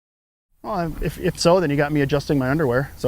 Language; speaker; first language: English; native; English